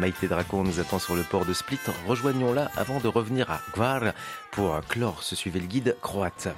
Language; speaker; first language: French; native; French